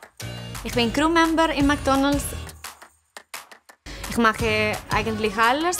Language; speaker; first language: German; non-native, learner; Spanish